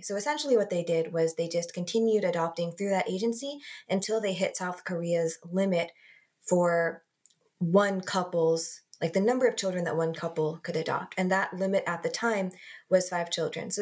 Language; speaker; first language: English; native; English